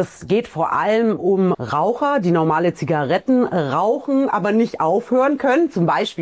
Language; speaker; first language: German; native; German